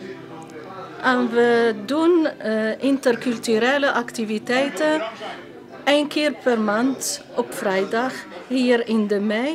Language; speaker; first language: Dutch; non-native, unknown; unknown